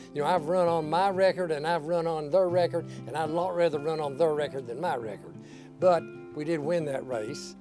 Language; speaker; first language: English; native; English